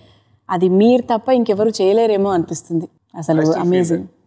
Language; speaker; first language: Telugu; native; Telugu